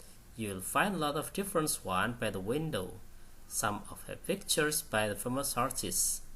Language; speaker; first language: English; non-native, fluent; Indonesian